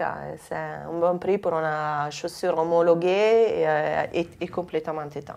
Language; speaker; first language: French; non-native, fluent; Italian